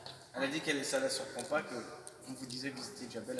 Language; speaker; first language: French; native; French